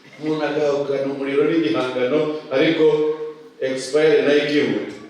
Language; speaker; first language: Kinyarwanda; early bilingual, heritage; Kinyarwanda